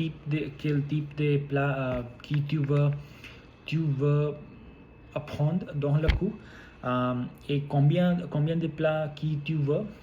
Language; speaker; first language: French; non-native, learner; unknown